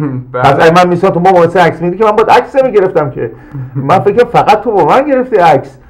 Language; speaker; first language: Persian; native; Persian